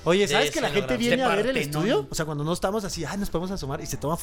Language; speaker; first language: Spanish; native; Spanish